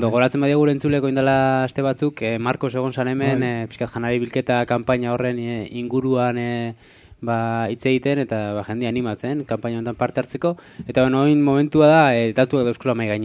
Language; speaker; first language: Basque; native; Basque